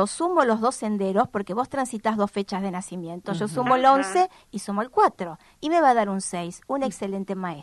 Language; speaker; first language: Spanish; native; Spanish